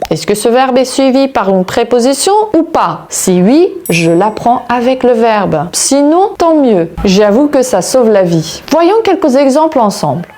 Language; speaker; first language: French; non-native, fluent; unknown